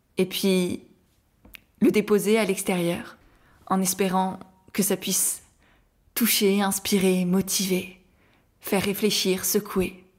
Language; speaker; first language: French; native; French